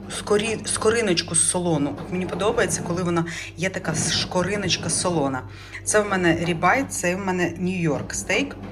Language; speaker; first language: Ukrainian; native; Ukrainian